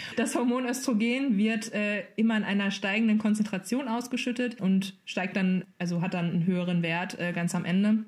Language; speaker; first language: German; native; German